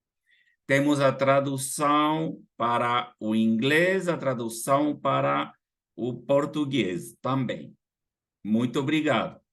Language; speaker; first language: Portuguese; non-native, fluent; Spanish